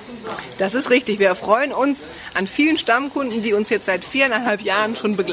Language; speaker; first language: German; native; German